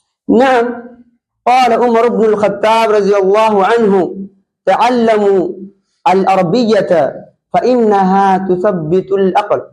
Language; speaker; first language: Arabic; non-native, learner; Urdu